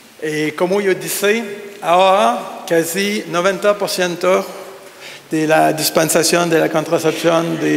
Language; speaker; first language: Spanish; non-native, learner; French